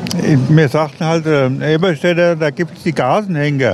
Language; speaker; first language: German; native; German